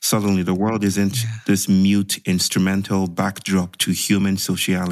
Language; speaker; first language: English; non-native, local second language; Yoruba